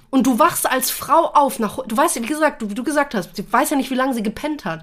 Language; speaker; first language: German; native; German